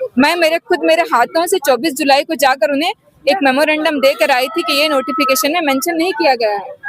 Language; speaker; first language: Urdu; native; Urdu